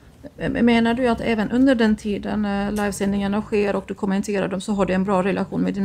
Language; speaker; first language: Swedish; native; Swedish